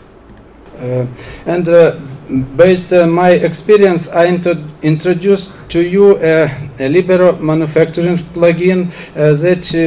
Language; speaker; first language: English; non-native, learner; Ukrainian